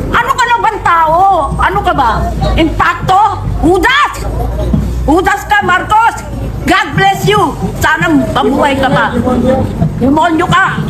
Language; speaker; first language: Filipino; non-native, local second language; Iloko